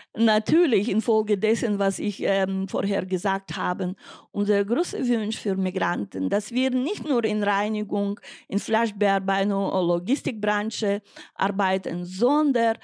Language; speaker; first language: German; non-native, fluent; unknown